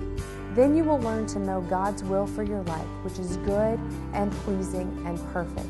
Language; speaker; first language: English; native; English